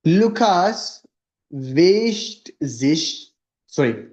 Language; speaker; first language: German; non-native, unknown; Hindi